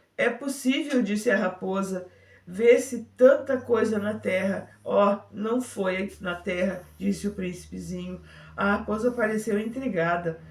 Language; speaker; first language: Portuguese; native; Portuguese